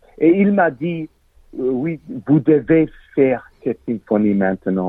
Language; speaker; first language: French; non-native, learner; English